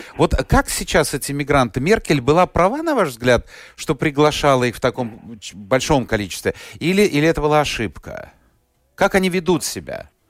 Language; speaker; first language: Russian; native; Russian